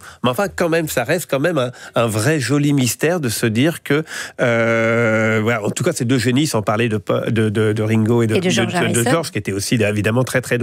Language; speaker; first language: French; native; French